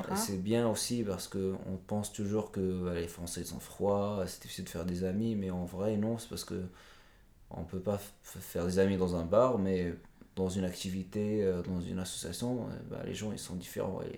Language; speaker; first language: French; non-native, local second language; Arabic